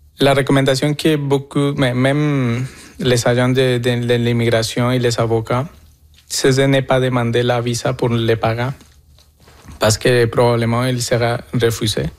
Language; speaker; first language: French; non-native, fluent; Spanish